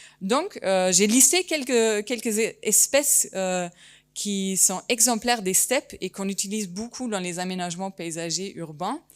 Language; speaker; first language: French; non-native, fluent; German